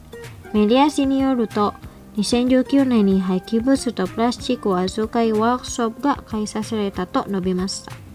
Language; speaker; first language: Japanese; non-native, fluent; Indonesian